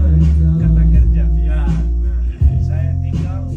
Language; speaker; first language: Indonesian; non-native, learner; English